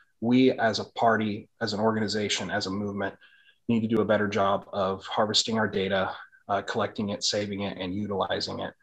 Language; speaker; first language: English; native; English